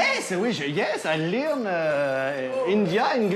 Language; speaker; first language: English; non-native, learner; French